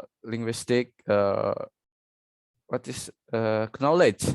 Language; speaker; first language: English; non-native, learner; Indonesian